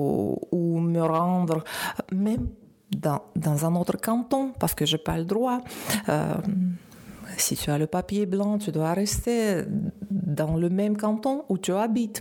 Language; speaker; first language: French; non-native, fluent; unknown